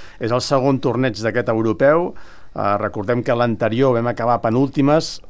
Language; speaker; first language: Catalan; native; Catalan